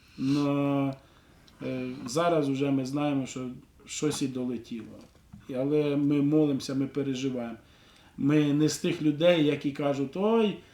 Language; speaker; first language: Ukrainian; non-native, local second language; Russian